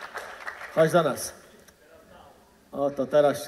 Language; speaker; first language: Polish; native; Polish